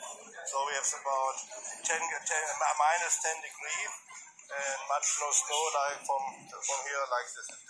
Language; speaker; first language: English; non-native, learner; German